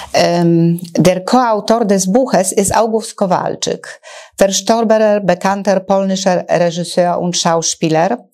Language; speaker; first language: German; non-native, fluent; Polish